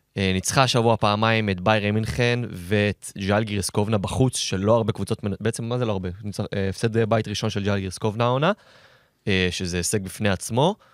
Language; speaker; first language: Hebrew; native; Hebrew